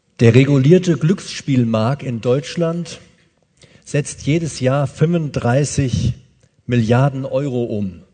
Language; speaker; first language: German; native; German